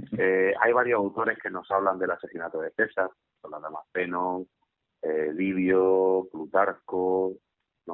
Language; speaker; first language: Spanish; native; Spanish